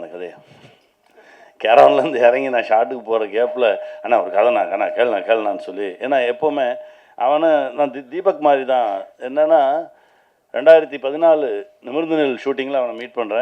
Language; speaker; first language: Tamil; native; Tamil